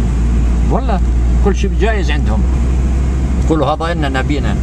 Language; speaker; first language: Arabic; native; Arabic